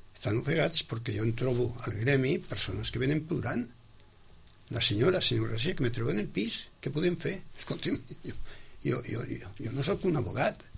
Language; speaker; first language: Catalan; non-native, local second language; Spanish